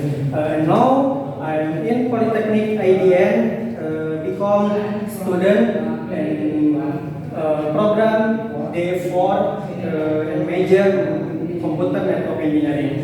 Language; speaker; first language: English; non-native, learner; Indonesian